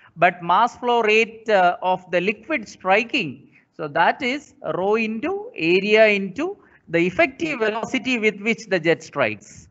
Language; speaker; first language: English; non-native, local second language; Malayalam